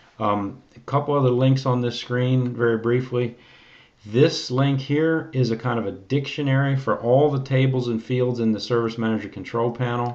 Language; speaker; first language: English; native; English